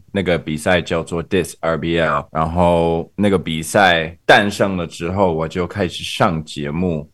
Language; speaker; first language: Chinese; early bilingual, heritage; Chinese